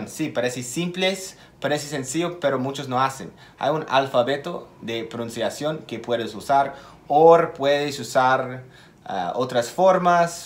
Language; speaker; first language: Spanish; non-native, fluent; English